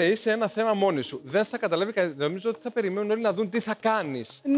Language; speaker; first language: Greek; native; Greek